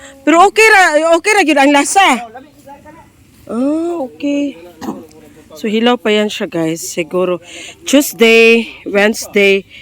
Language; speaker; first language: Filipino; non-native, local second language; Cebuano